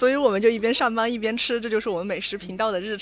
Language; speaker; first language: Chinese; native; Chinese